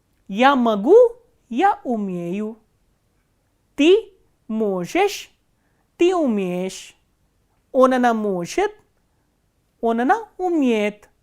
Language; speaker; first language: Russian; non-native, fluent; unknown